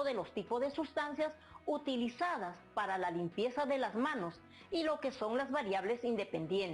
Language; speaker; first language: Spanish; native; Spanish